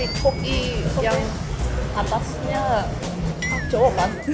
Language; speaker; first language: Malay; non-native, fluent; Korean